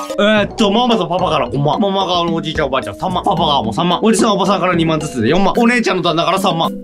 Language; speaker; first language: Japanese; native; Japanese